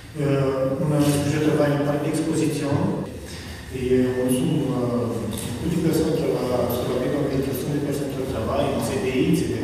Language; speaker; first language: French; non-native, learner; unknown